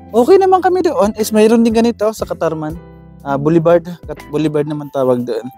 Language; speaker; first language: Filipino; non-native, local second language; Waray